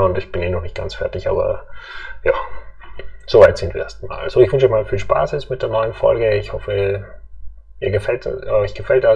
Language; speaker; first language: German; native; German